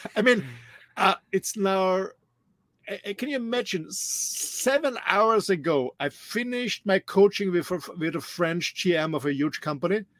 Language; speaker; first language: English; non-native, fluent; German